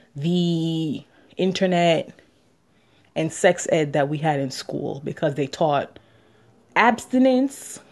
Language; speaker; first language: English; native; English